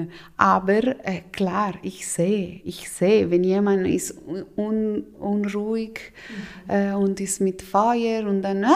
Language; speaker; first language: German; non-native, local second language; Italian